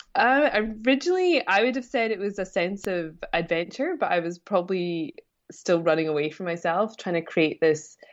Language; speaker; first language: English; native; English